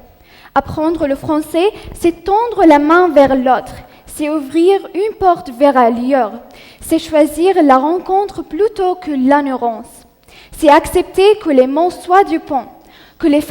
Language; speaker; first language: French; non-native, learner; Arabic